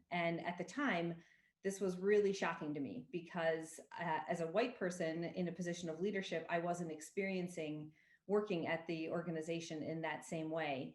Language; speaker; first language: English; native; English